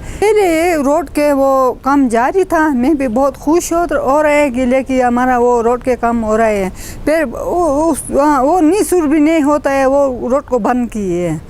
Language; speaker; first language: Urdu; non-native, local second language; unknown